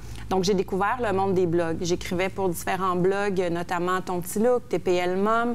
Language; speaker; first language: French; native; French